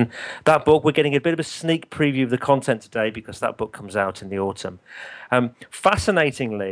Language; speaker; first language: English; native; English